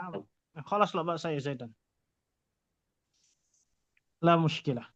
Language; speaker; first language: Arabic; non-native, fluent; Indonesian